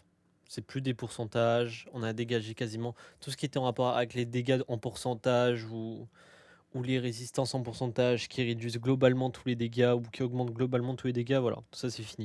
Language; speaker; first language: French; native; French